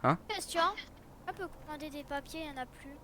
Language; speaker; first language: French; native; French